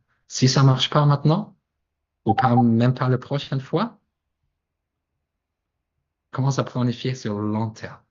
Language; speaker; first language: French; non-native, fluent; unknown